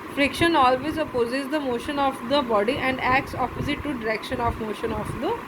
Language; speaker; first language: English; non-native, local second language; Punjabi